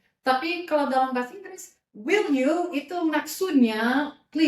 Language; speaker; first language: Indonesian; non-native, fluent; English